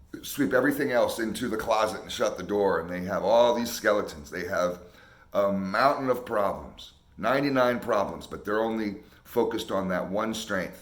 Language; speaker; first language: English; native; English